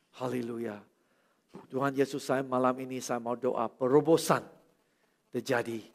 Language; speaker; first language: Malay; non-native, local second language; Chinese